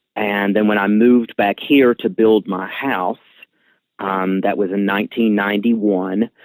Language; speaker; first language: English; native; English